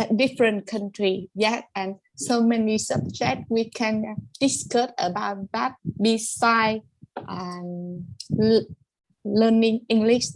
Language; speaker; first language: English; non-native, learner; Vietnamese